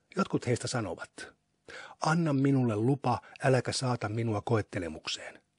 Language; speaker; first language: Finnish; native; Finnish